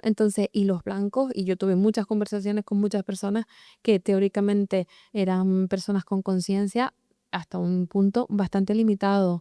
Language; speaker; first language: Spanish; native; Spanish